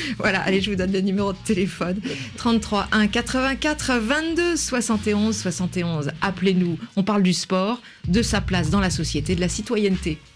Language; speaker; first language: French; native; French